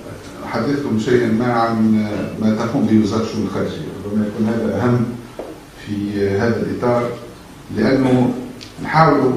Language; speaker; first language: Arabic; native; Arabic